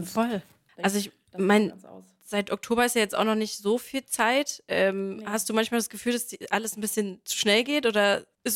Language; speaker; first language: German; native; German